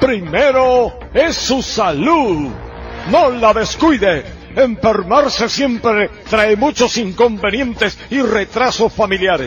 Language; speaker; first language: Spanish; native; Spanish